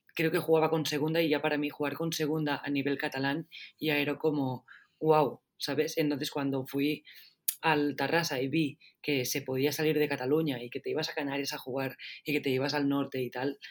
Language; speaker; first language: Spanish; native; Spanish